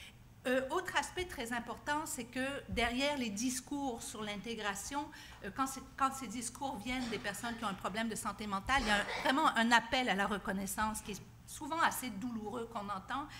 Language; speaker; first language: French; native; French